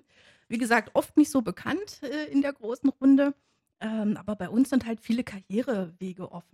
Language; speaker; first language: German; native; German